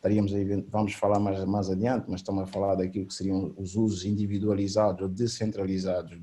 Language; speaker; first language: Portuguese; native; Portuguese